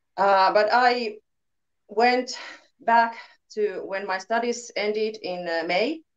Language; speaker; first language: English; non-native, learner; Finnish